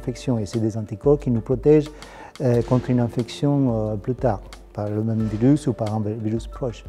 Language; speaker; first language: French; non-native, fluent; Spanish